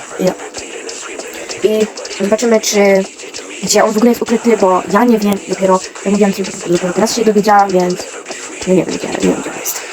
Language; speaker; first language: Polish; native; Polish